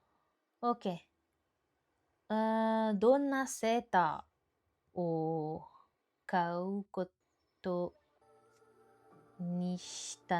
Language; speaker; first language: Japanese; non-native, learner; French